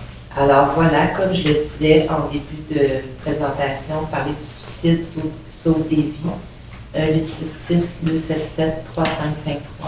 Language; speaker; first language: French; native; French